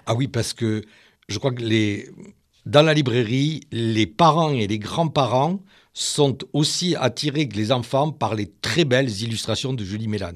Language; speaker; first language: French; native; French